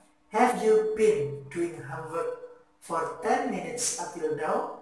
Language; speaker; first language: English; non-native, fluent; Indonesian